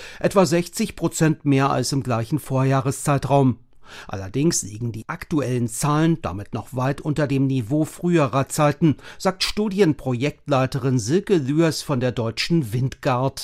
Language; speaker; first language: German; native; German